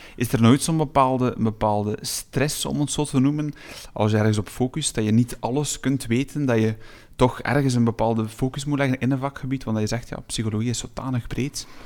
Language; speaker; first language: Dutch; native; Dutch